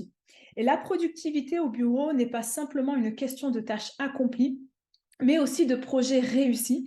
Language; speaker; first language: French; native; French